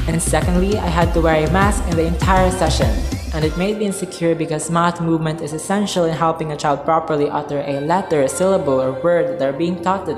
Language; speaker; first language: English; non-native, local second language; Cebuano